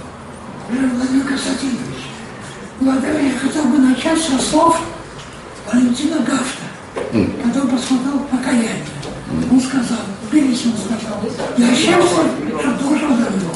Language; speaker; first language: Russian; non-native, fluent; Georgian